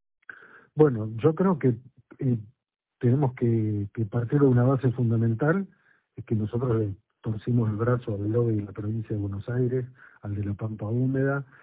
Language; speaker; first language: Spanish; native; Spanish